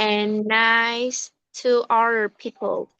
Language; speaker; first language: English; non-native, learner; Vietnamese